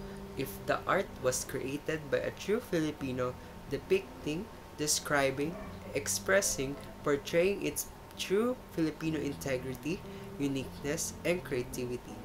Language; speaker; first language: English; non-native, local second language; Filipino